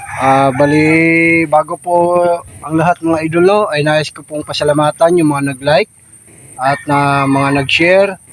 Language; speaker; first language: Filipino; non-native, local second language; Cebuano